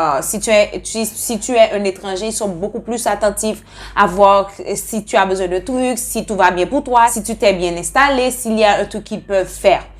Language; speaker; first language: French; non-native, local second language; Haitian Creole